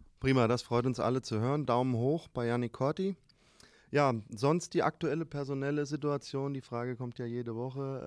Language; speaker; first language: German; native; German